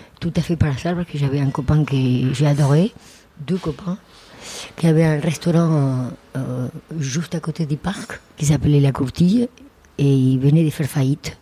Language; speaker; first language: French; non-native, fluent; Spanish